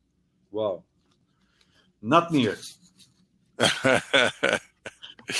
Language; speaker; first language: English; non-native, learner; Turkish